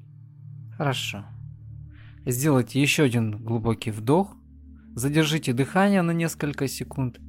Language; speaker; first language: Russian; native; Russian